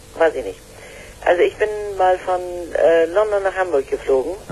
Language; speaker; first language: German; native; German